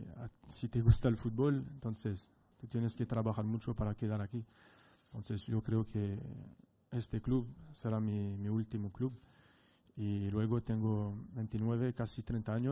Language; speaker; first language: Spanish; non-native, fluent; French